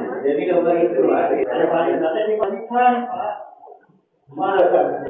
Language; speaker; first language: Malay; non-native, local second language; Sundanese